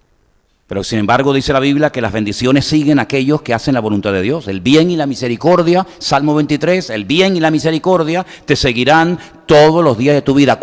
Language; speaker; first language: Spanish; native; Spanish